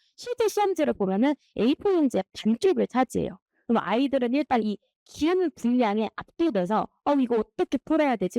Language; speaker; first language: Korean; native; Korean